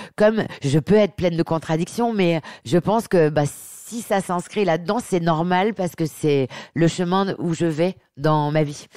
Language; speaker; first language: French; native; French